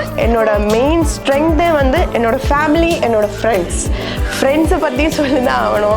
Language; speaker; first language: Tamil; non-native, local second language; Malayalam